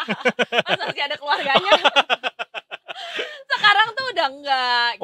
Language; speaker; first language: Indonesian; native; Indonesian